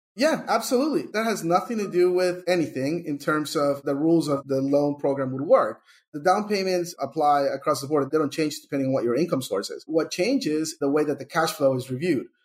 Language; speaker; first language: English; early bilingual, other home language; Spanish